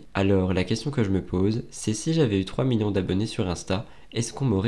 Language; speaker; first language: French; native; French